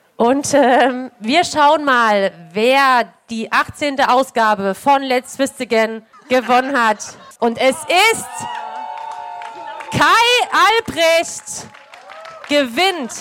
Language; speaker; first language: German; native; German